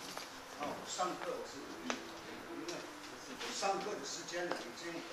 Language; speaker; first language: Chinese; non-native, local second language; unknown